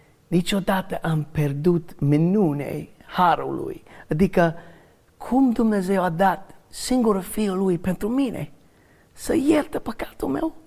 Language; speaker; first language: Romanian; non-native, learner; English